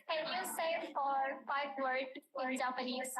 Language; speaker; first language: English; non-native, learner; Indonesian